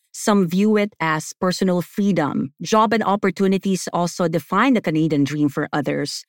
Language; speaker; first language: English; non-native, local second language; Filipino